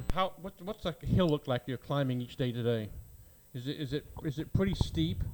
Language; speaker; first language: English; native; English